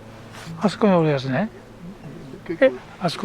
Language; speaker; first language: Japanese; native; Japanese